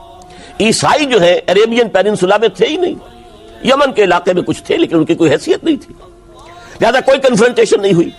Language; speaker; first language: Urdu; native; Urdu